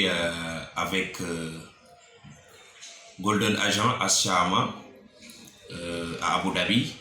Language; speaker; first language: French; non-native, local second language; Wolof